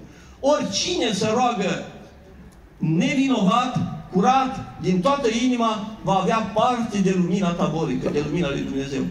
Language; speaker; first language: Romanian; native; Romanian